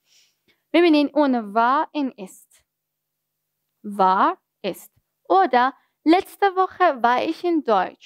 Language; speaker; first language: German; non-native, fluent; Persian